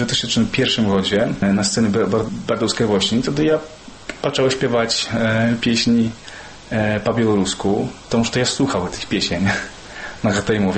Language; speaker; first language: Belarusian; early bilingual, heritage; Belarusian